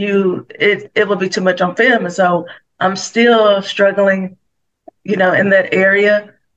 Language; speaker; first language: English; native; English